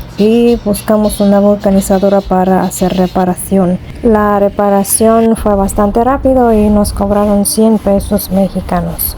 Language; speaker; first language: Spanish; non-native, fluent; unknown